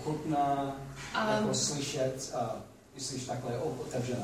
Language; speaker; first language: Czech; non-native, fluent; English